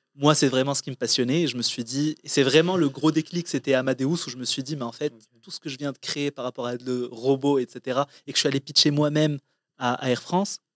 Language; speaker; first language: French; non-native, local second language; Arabic